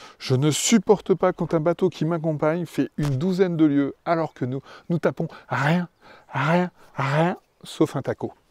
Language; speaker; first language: French; native; French